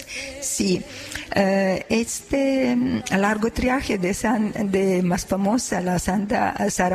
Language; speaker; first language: Spanish; non-native, learner; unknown